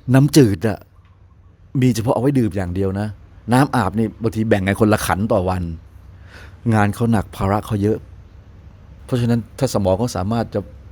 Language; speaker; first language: Thai; native; Thai